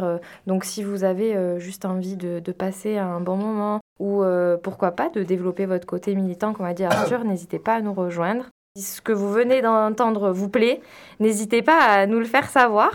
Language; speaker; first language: French; native; French